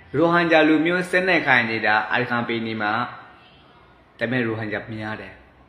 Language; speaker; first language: Burmese; non-native, local second language; Rohingya